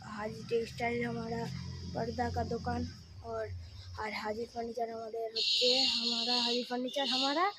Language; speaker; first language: Hindi; non-native, local second language; Bangla